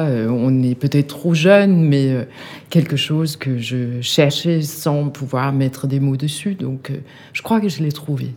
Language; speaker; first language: French; non-native, fluent; Danish